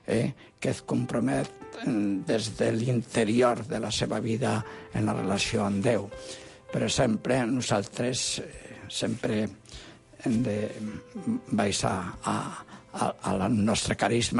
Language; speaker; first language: Catalan; non-native, local second language; Spanish